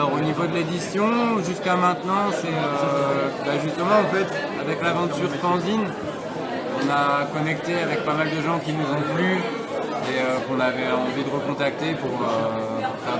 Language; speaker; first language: French; native; French